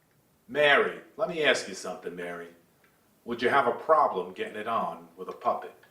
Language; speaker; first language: English; native; English